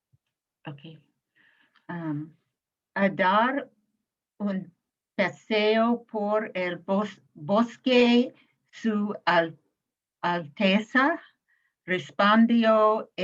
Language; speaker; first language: Spanish; non-native, learner; English